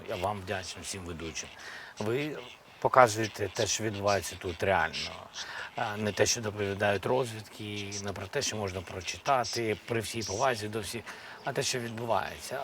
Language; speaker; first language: Ukrainian; non-native, local second language; Russian